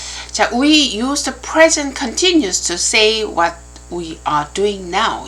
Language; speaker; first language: English; non-native, fluent; Korean